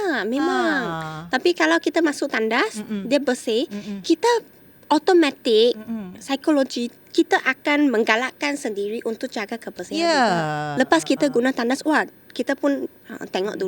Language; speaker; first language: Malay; non-native, local second language; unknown